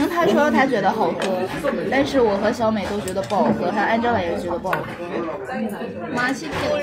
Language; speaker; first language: Chinese; native; Chinese